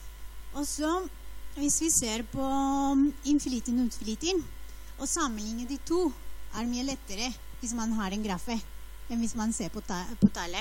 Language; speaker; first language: Norwegian; non-native, fluent; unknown